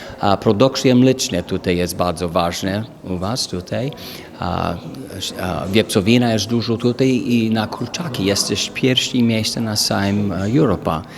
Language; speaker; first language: Polish; non-native, learner; English